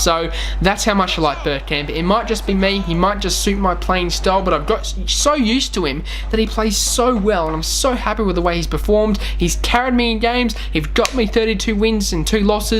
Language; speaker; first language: English; native; English